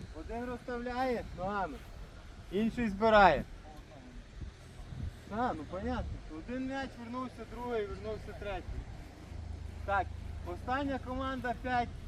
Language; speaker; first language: Ukrainian; native; Ukrainian